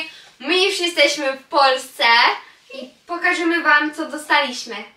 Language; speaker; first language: Polish; early bilingual, heritage; Polish